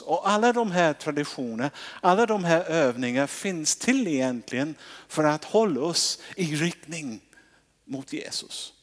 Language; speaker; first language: Swedish; non-native, fluent; English